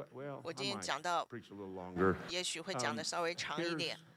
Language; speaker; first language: Chinese; native; Chinese